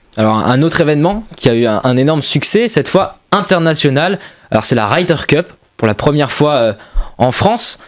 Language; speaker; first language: French; native; French